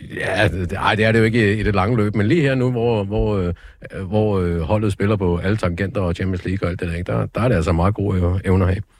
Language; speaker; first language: Danish; native; Danish